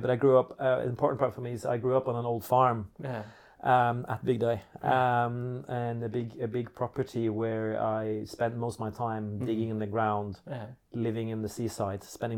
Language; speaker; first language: English; non-native, fluent; Norwegian